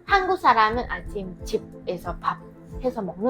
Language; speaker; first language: Korean; non-native, fluent; Vietnamese